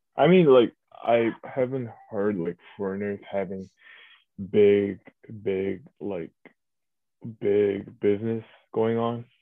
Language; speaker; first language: English; early bilingual, other home language; Korean